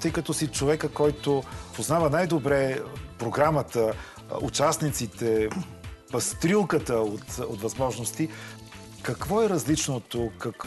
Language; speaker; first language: Bulgarian; native; Bulgarian